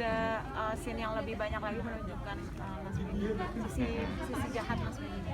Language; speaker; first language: Indonesian; native; Indonesian